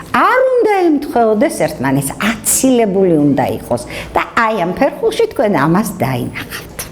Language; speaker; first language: Georgian; native; Georgian